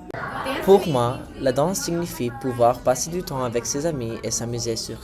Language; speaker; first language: French; native; French